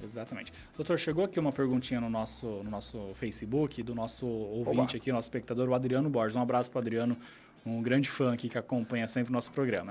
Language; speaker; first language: Portuguese; native; Portuguese